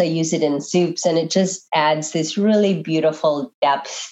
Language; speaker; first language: English; non-native, local second language; Filipino